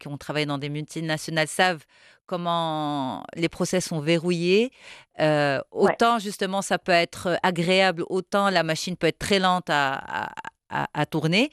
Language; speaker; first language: French; non-native, local second language; Arabic